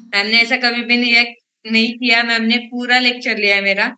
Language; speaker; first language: Hindi; non-native, local second language; Marathi